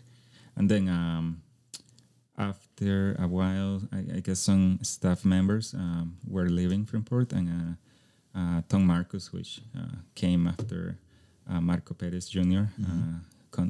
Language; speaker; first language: English; non-native, fluent; Spanish